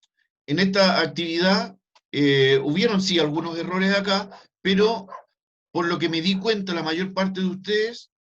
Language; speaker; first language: Spanish; native; Spanish